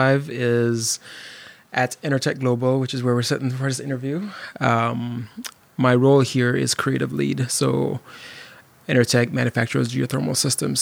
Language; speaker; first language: English; non-native, local second language; Jamaican Creole English